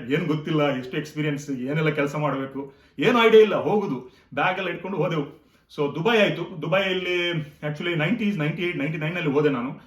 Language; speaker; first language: Kannada; non-native, local second language; Konkani